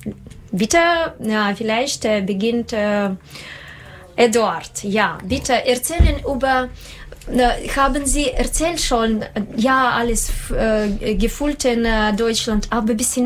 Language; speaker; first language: German; non-native, learner; Russian